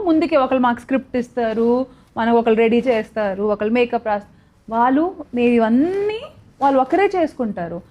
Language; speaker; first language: Telugu; non-native, local second language; Odia